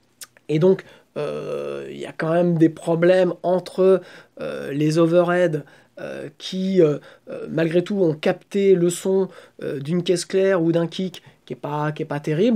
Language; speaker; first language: French; native; French